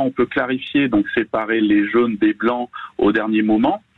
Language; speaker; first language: French; native; French